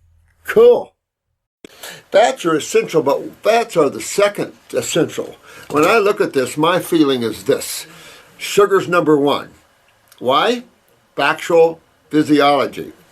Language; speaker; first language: English; native; English